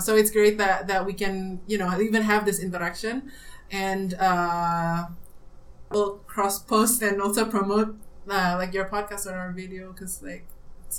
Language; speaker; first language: English; non-native, fluent; Indonesian